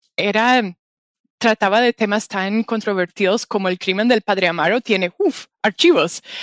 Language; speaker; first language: Spanish; non-native, fluent; English